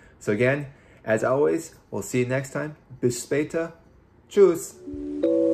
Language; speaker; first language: English; native; English